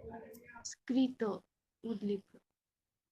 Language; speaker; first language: Spanish; non-native, learner; Bangla